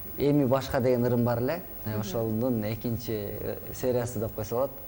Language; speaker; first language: Kyrgyz; native; Kyrgyz